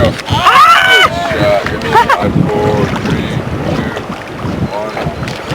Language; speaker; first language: English; native; English